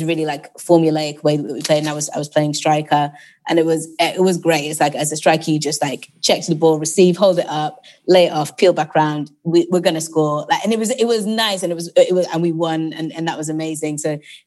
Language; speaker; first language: English; native; English